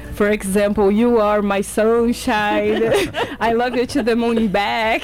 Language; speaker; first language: English; non-native, fluent; Portuguese